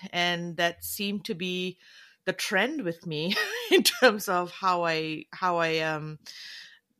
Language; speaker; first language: English; non-native, local second language; Tamil